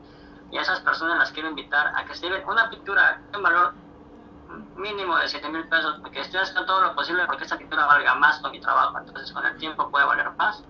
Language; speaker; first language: Spanish; native; Spanish